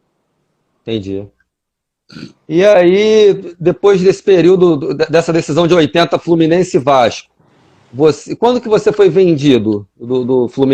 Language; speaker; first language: Portuguese; native; Portuguese